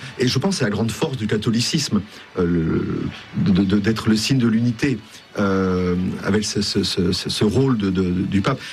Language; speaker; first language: French; native; French